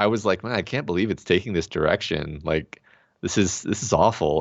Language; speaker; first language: English; native; English